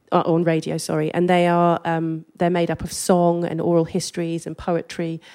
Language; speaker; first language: English; native; English